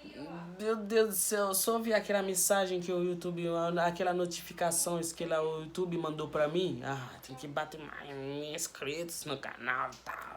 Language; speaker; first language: Portuguese; non-native, learner; Haitian Creole